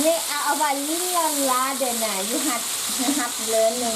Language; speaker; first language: German; non-native, learner; Thai